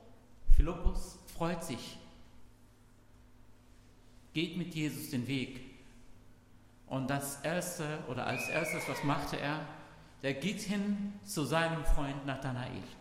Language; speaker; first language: German; non-native, fluent; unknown